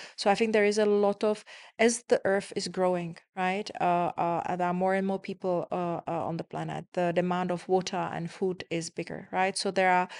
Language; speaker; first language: English; non-native, fluent; Czech